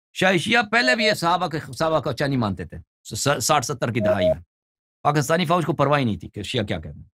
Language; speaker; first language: Urdu; native; Urdu